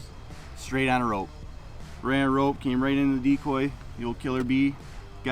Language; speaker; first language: English; native; English